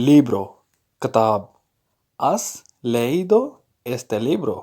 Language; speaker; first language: Spanish; non-native, fluent; Urdu